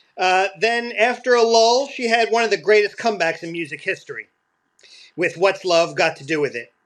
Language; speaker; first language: English; native; English